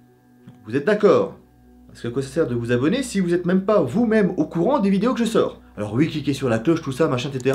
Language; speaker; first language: French; native; French